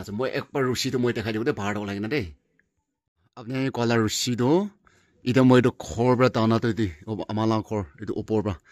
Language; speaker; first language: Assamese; non-native, local second language; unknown